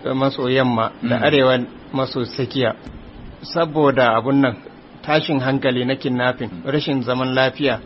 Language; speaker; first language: Hausa; native; Hausa